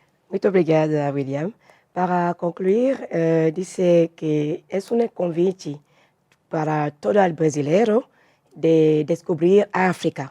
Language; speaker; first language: Portuguese; non-native, learner; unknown